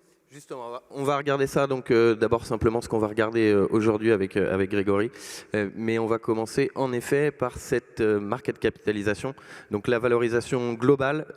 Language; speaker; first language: French; native; French